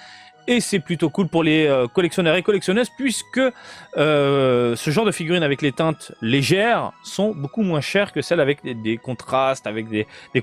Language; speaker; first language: French; native; French